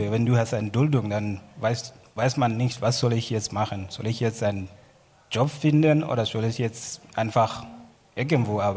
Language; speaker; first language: German; non-native, learner; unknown